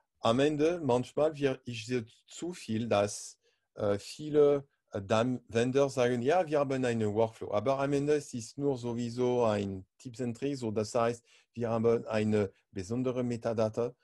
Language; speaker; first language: German; non-native, learner; French